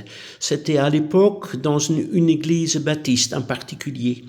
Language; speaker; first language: French; non-native, fluent; Dutch